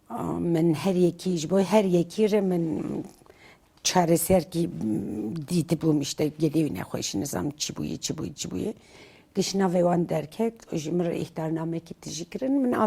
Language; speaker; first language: Kurdish; non-native, local second language; Turkish